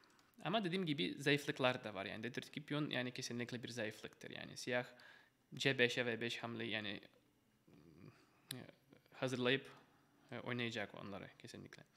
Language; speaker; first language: Turkish; non-native, fluent; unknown